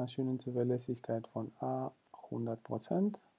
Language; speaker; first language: German; non-native, fluent; Spanish